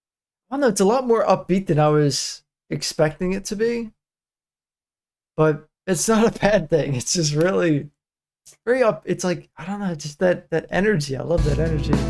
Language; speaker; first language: English; native; English